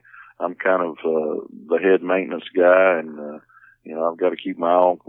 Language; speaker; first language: English; native; English